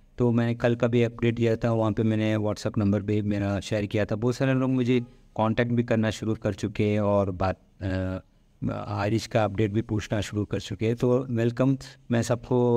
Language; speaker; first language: Hindi; non-native, local second language; Malayalam